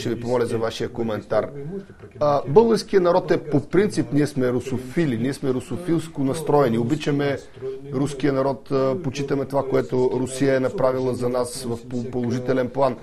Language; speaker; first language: Bulgarian; native; Bulgarian